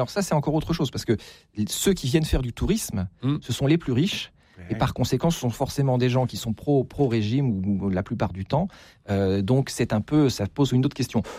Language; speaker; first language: French; native; French